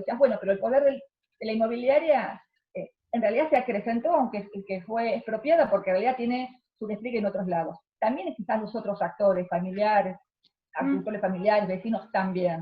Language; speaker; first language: Spanish; native; Spanish